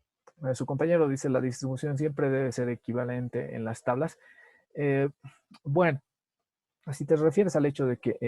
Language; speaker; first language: Spanish; native; Spanish